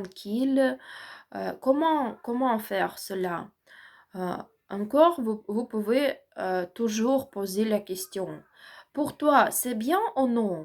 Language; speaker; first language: French; non-native, learner; Ukrainian